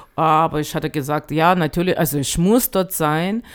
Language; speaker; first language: German; non-native, fluent; Ukrainian